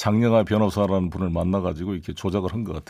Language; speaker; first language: Korean; native; Korean